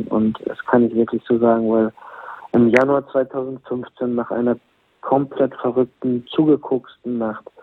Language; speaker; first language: German; native; German